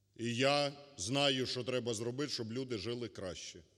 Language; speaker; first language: Ukrainian; native; Ukrainian